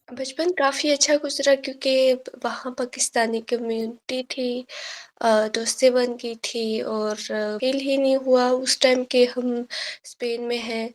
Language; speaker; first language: Urdu; native; Urdu